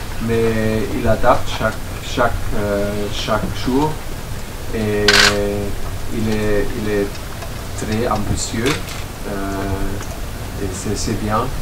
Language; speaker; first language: French; non-native, learner; German